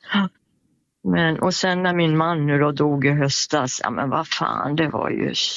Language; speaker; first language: Swedish; native; Swedish